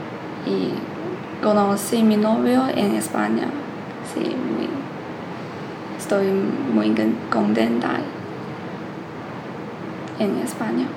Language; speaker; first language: Spanish; non-native, learner; Chinese